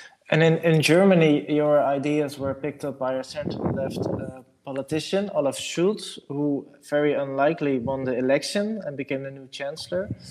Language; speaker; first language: English; non-native, fluent; Dutch